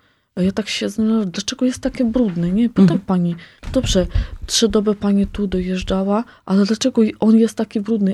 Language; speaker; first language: Polish; non-native, fluent; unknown